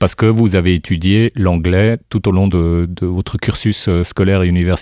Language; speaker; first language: French; native; French